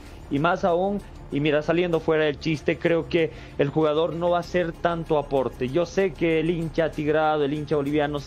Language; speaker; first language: Spanish; native; Spanish